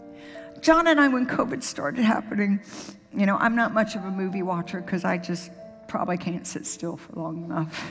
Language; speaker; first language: English; native; English